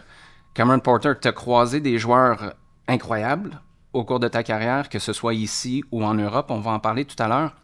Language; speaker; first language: French; native; French